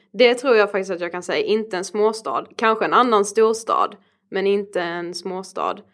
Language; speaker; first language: Swedish; native; Swedish